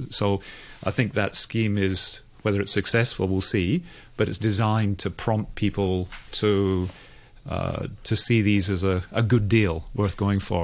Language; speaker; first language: English; native; English